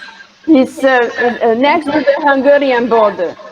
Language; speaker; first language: English; non-native, learner; Hungarian